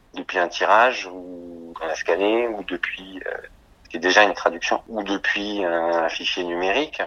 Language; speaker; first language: French; native; French